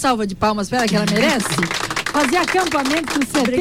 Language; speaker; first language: Portuguese; native; Portuguese